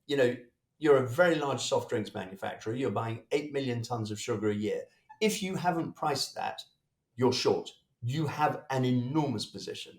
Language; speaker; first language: English; native; English